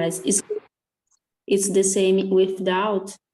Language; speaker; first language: English; non-native, learner; Portuguese